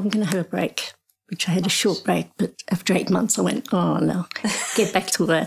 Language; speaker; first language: English; native; English